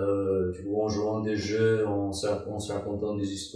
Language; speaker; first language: French; non-native, fluent; Albanian